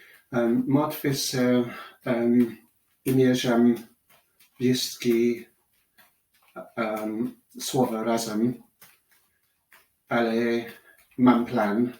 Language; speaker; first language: Polish; non-native, learner; English